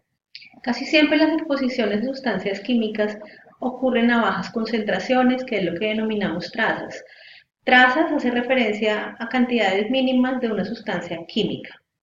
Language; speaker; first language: Spanish; native; Spanish